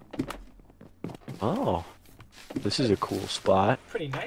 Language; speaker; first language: English; native; English